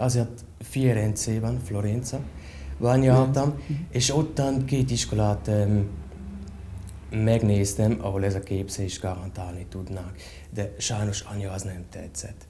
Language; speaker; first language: Hungarian; non-native, fluent; German